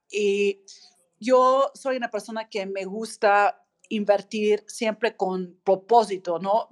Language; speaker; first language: Spanish; non-native, fluent; English